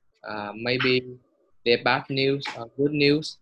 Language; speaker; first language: English; non-native, learner; Vietnamese